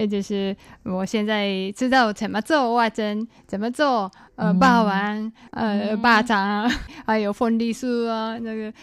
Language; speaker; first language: Chinese; non-native, learner; Japanese